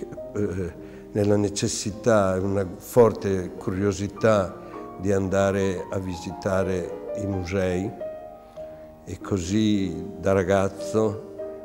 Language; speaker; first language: Italian; native; Italian